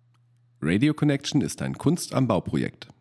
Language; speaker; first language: German; native; German